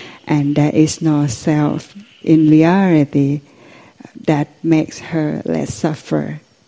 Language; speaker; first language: English; non-native, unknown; Thai